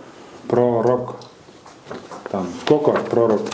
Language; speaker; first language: Russian; non-native, learner; Kyrgyz